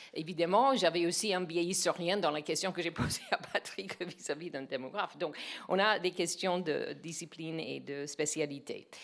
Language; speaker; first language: French; non-native, fluent; English